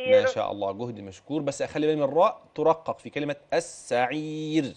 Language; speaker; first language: Arabic; native; Arabic